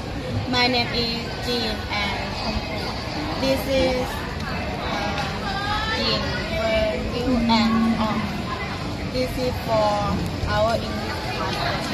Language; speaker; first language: English; non-native, learner; Thai